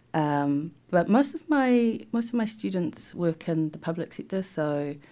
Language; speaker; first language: English; native; English